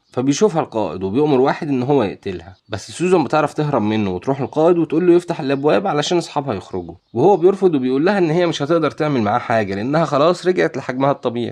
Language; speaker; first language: Arabic; native; Arabic